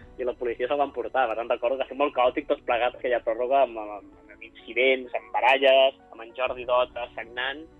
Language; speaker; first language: Catalan; native; Catalan